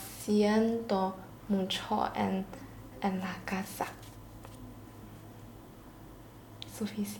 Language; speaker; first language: Spanish; non-native, learner; Chinese